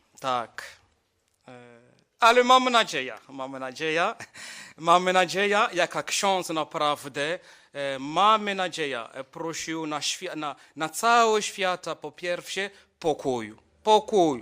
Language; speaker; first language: Polish; non-native, learner; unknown